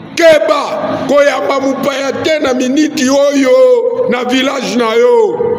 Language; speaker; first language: Lingala; non-native, local second language; Kongo